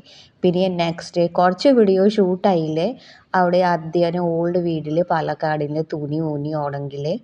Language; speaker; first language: Malayalam; non-native, learner; Hindi